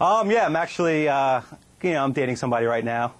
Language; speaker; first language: English; native; English